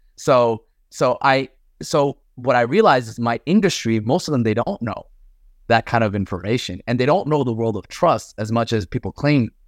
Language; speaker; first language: English; native; English